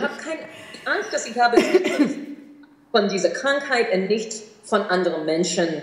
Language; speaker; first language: German; non-native, fluent; English